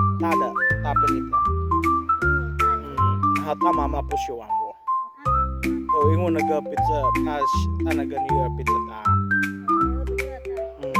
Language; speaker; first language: Chinese; non-native, learner; Filipino